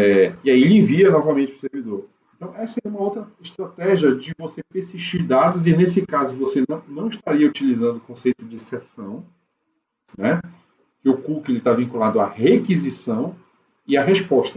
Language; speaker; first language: Portuguese; native; Portuguese